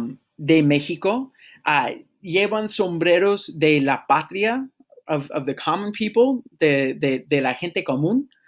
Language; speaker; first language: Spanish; non-native, fluent; English